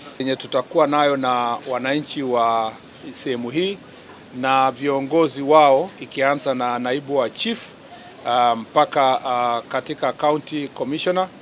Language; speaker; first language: Swahili; non-native, local second language; Kalenjin